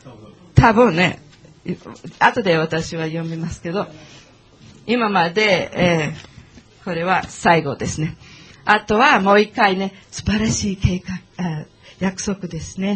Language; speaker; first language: Japanese; non-native, learner; English